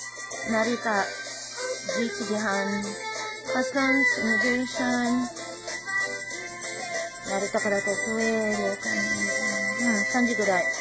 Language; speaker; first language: Japanese; non-native, learner; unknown